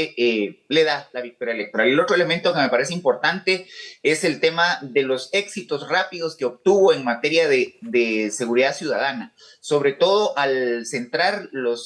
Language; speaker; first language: Spanish; native; Spanish